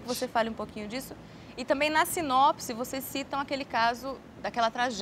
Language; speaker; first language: Portuguese; native; Portuguese